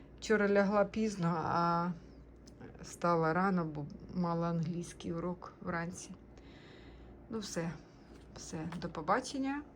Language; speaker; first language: Ukrainian; native; Ukrainian